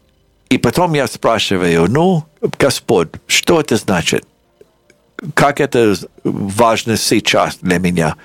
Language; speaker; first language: Russian; non-native, fluent; English